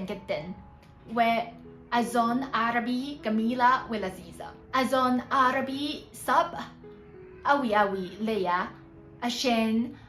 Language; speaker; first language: Arabic; non-native, learner; Chinese